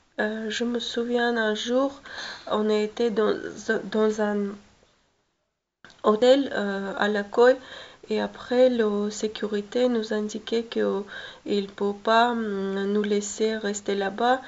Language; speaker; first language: French; non-native, learner; Russian